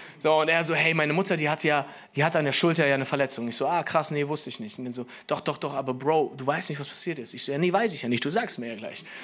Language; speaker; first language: German; native; German